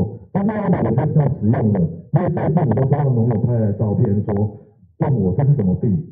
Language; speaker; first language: Chinese; native; Chinese